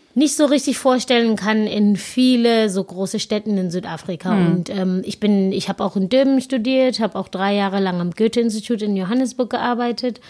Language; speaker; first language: German; non-native, fluent; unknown